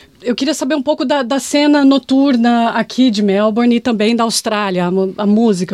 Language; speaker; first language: Portuguese; native; Portuguese